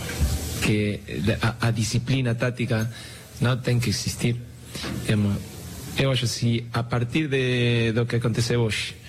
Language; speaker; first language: Portuguese; non-native, learner; Spanish